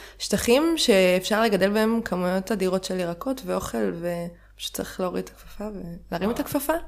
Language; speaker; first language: Hebrew; native; Hebrew